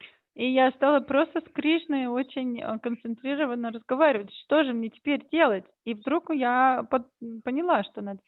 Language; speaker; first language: Russian; native; Russian